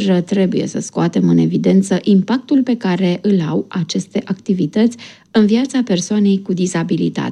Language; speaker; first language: Romanian; native; Romanian